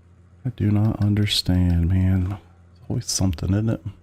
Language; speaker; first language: English; native; English